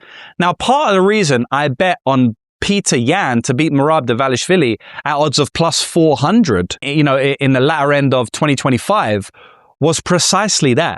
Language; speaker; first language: English; native; English